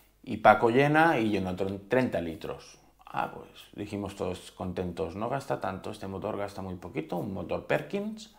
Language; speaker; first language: Spanish; native; Spanish